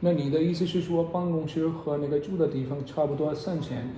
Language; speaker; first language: Chinese; non-native, fluent; Hindi